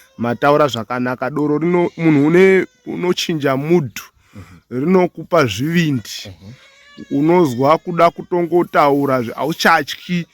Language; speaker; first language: Shona; native; Shona